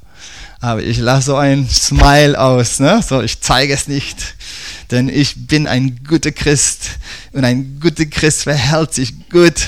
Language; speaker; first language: German; non-native, fluent; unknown